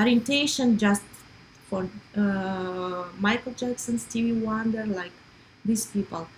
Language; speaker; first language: English; non-native, learner; Russian